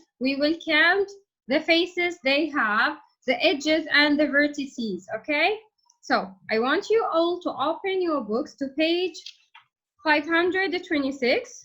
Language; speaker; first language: English; non-native, fluent; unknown